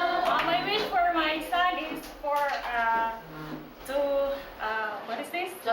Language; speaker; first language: English; non-native, local second language; Cebuano